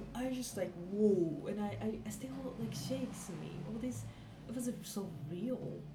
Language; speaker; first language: English; non-native, fluent; Japanese